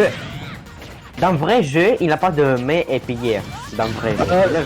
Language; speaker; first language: French; non-native, learner; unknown